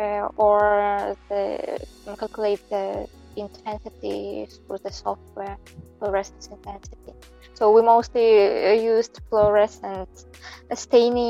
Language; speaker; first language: English; non-native, fluent; Belarusian